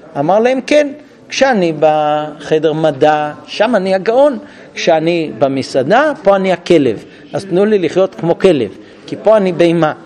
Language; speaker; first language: Hebrew; non-native, fluent; English